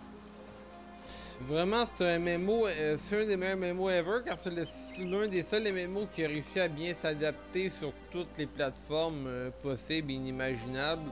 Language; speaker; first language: French; native; French